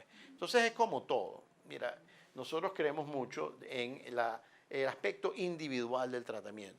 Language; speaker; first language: Spanish; native; Spanish